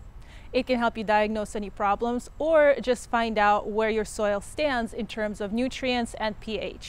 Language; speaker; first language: English; native; English